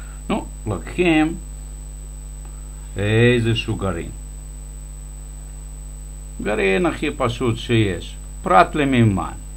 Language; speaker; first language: Hebrew; non-native, fluent; Russian